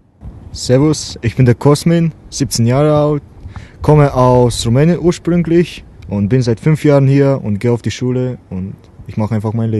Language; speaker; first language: German; early bilingual, other home language; Romanian